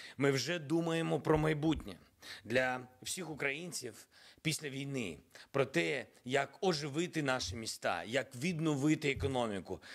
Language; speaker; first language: Ukrainian; non-native, local second language; Russian